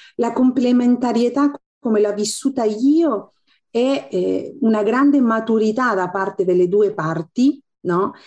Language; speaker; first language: Italian; non-native, fluent; Spanish